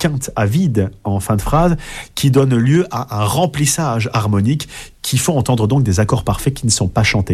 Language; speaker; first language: French; native; French